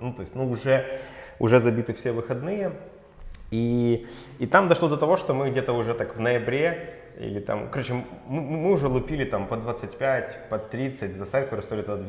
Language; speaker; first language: Russian; native; Russian